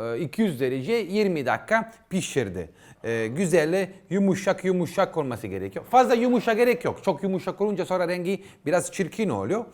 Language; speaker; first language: Turkish; non-native, fluent; Italian